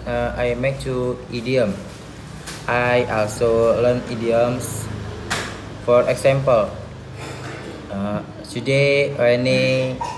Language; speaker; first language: English; non-native, learner; Indonesian